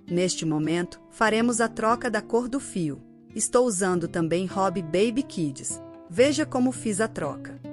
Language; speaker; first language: Portuguese; native; Portuguese